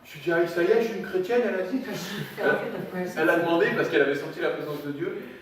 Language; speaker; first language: French; native; French